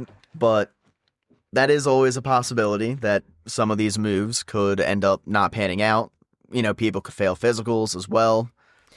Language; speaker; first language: English; native; English